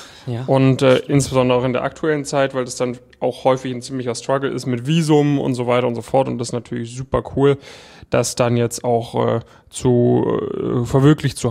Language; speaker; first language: German; native; German